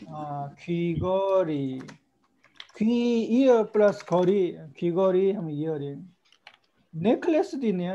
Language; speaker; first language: Korean; non-native, fluent; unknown